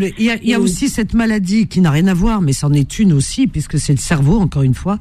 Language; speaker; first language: French; native; French